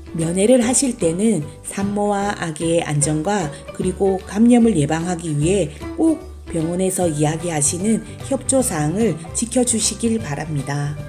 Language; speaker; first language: Korean; native; Korean